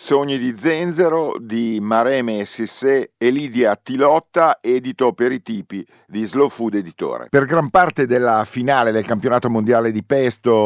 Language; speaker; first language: Italian; native; Italian